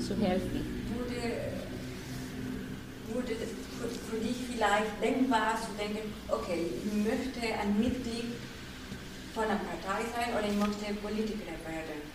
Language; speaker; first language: German; non-native, fluent; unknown